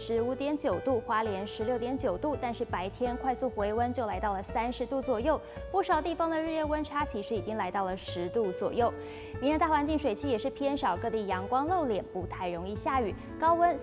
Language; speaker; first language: Chinese; native; Chinese